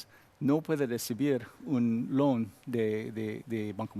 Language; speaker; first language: Spanish; non-native, learner; Korean